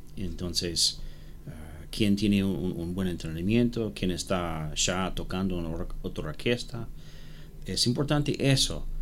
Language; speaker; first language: Spanish; non-native, learner; English